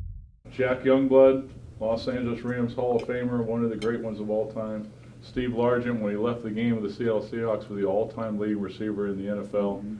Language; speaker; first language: English; native; English